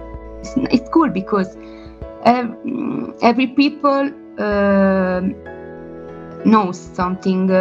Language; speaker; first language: English; non-native, learner; Italian